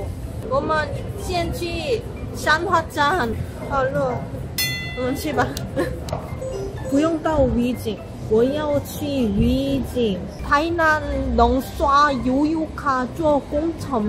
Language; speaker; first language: Chinese; non-native, learner; Korean